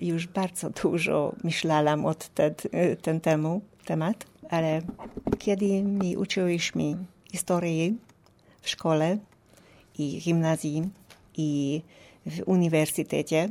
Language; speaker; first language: Polish; non-native, learner; Hungarian